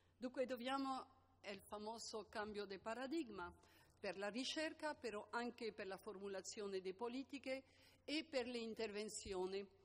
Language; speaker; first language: Italian; non-native, fluent; French